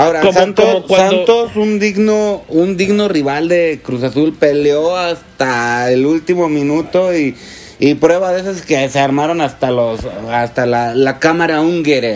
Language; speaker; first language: Spanish; native; Spanish